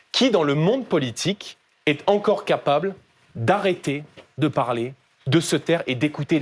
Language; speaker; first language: French; native; French